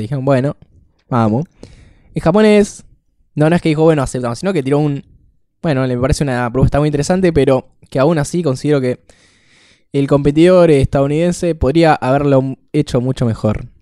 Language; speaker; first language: Spanish; native; Spanish